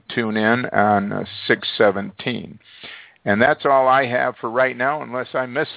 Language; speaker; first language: English; native; English